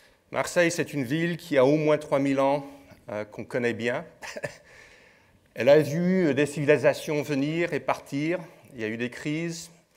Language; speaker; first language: French; non-native, fluent; English